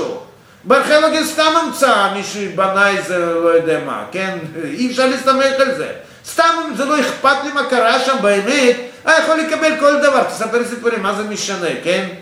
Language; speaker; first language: Hebrew; non-native, fluent; Russian